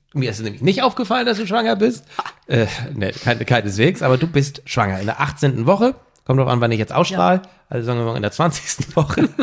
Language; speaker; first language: German; native; German